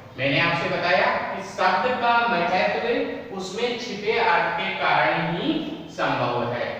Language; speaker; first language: Hindi; native; Hindi